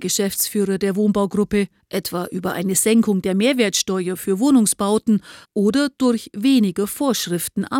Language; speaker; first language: German; native; German